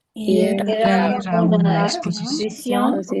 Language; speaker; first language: Spanish; non-native, learner; English